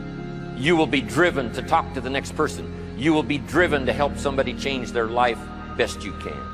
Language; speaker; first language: English; native; English